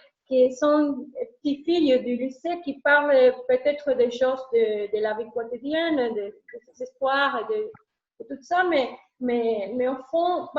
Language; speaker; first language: French; non-native, learner; Spanish